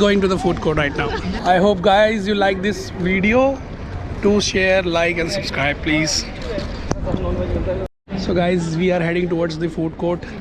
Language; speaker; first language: English; non-native, local second language; Hindi